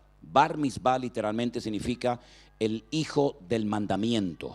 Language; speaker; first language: Spanish; native; Spanish